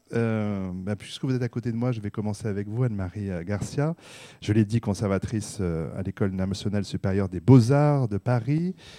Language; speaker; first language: French; native; French